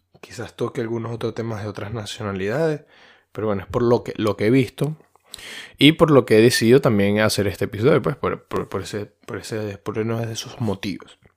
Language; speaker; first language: Spanish; native; Spanish